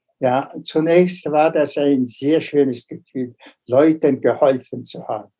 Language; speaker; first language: German; non-native, fluent; Mongolian